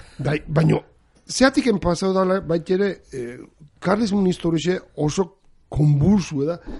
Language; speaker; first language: Basque; native; Basque